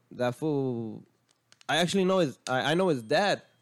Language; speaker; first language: English; early bilingual, other home language; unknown